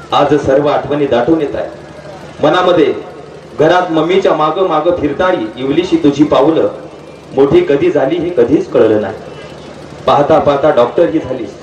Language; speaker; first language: Marathi; native; Marathi